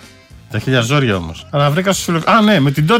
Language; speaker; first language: Greek; native; Greek